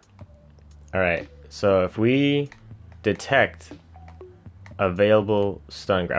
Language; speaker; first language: English; native; English